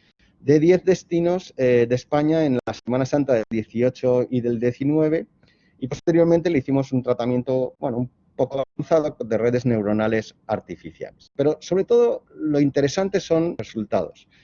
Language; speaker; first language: Spanish; native; Spanish